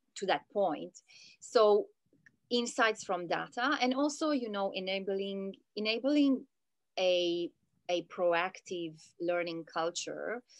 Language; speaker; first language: English; non-native, fluent; Italian